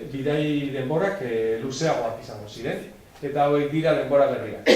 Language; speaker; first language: Basque; non-native, local second language; Spanish